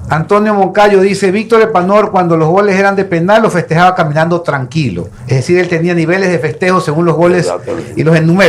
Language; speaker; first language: Spanish; native; Spanish